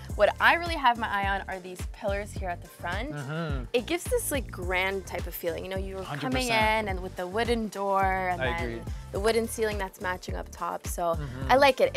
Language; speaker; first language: English; native; English